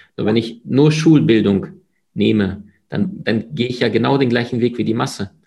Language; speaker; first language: German; early bilingual, other home language; Russian